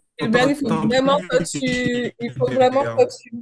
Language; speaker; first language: French; native; French